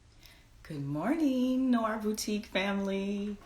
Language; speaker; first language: English; native; English